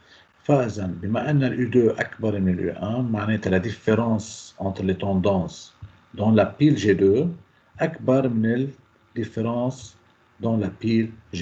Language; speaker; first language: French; non-native, local second language; Arabic